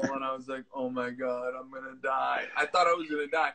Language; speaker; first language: English; early bilingual, other home language; Italian